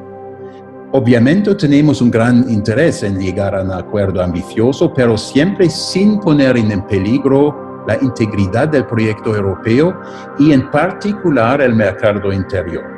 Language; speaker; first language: Spanish; non-native, fluent; German